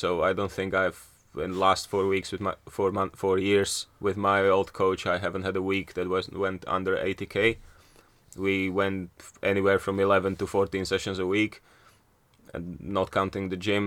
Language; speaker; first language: English; non-native, fluent; Slovak